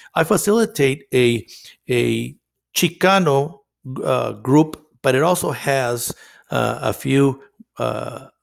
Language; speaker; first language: English; non-native, fluent; Spanish